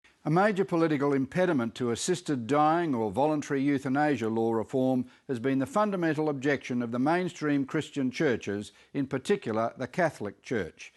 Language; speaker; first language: English; native; English